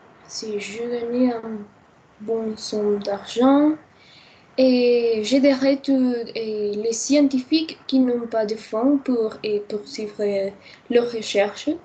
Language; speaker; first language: French; non-native, learner; Spanish